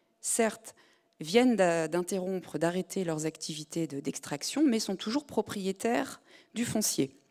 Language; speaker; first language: French; native; French